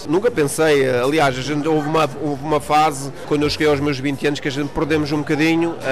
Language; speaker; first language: Portuguese; early bilingual, heritage; Portuguese